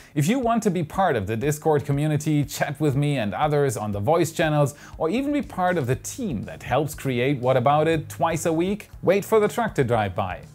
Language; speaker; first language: English; non-native, fluent; German